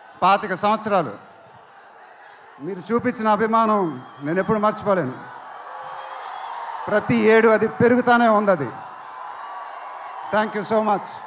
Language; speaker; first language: Telugu; native; Telugu